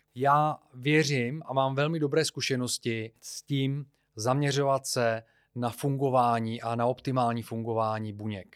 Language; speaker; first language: Czech; non-native, fluent; Bulgarian